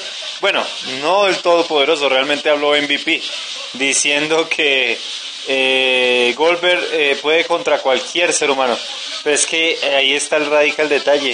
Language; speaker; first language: Spanish; native; Spanish